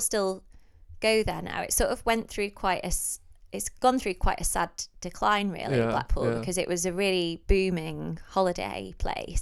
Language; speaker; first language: English; native; English